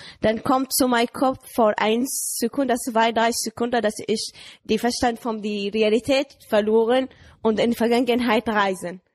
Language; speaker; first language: German; non-native, learner; Arabic